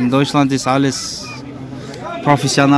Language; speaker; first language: German; non-native, learner; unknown